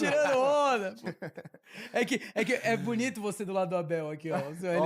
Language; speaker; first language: Portuguese; native; Portuguese